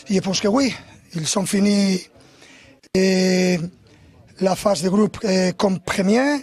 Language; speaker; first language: French; non-native, learner; Spanish